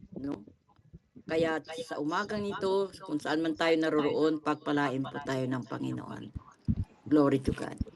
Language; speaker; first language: Filipino; non-native, local second language; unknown